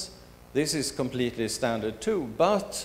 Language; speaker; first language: English; non-native, fluent; Swedish